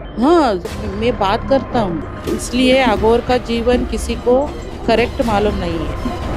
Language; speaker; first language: Hindi; non-native, local second language; Kannada